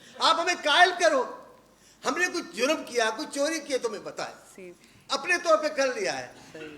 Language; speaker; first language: Urdu; non-native, local second language; Sindhi